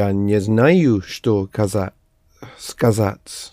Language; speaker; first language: Russian; non-native, learner; English